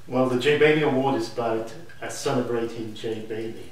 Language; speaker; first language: English; non-native, fluent; German